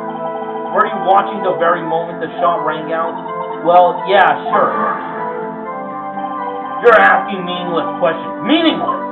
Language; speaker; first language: English; native; English